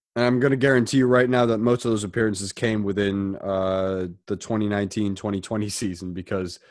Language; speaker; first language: English; non-native, fluent; German